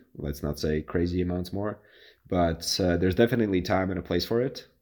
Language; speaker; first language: English; non-native, fluent; Latvian